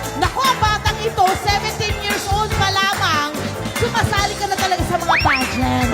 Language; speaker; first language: Filipino; native; Filipino